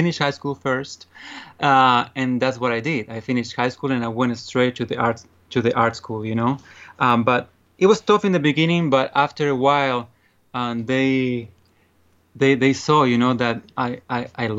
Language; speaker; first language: English; non-native, fluent; Spanish